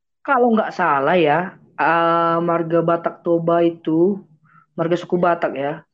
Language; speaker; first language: Indonesian; native; Indonesian